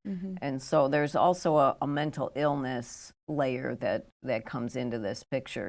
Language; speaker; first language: English; native; English